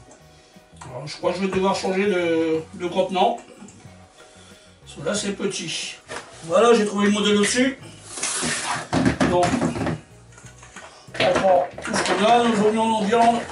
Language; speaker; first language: French; native; French